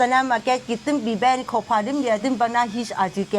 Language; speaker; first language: Turkish; non-native, learner; Thai